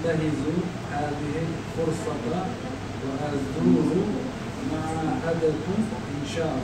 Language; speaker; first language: Arabic; non-native, learner; Urdu